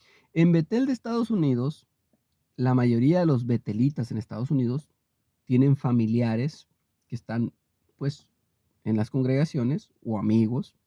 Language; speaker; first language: Spanish; native; Spanish